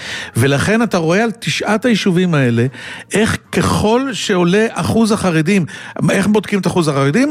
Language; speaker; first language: Hebrew; native; Hebrew